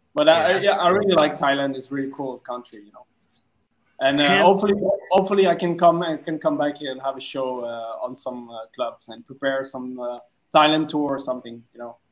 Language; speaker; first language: English; non-native, fluent; French